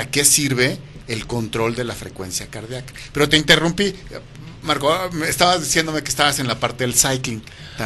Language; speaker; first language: Spanish; native; Spanish